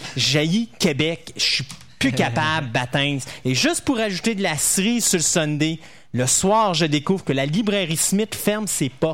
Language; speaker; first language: French; native; French